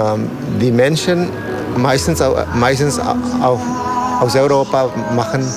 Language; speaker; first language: German; non-native, learner; Spanish